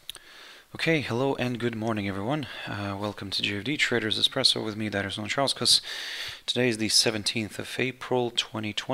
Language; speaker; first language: English; non-native, fluent; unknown